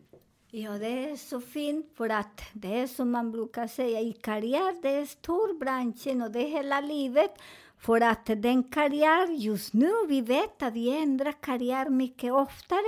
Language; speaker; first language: Swedish; non-native, learner; Spanish